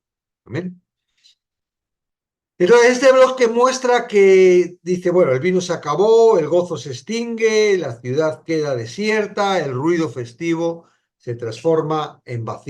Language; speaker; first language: Spanish; native; Spanish